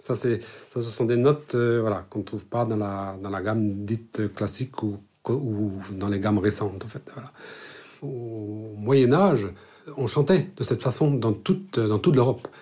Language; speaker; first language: French; non-native, local second language; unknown